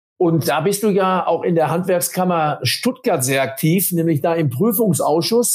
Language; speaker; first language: German; native; German